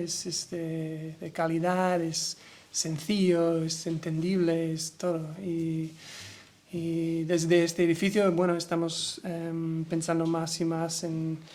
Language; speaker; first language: Spanish; non-native, learner; English